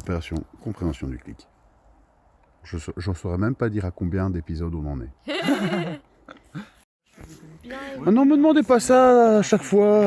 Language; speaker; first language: French; native; French